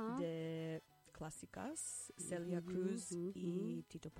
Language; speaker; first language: Spanish; non-native, learner; English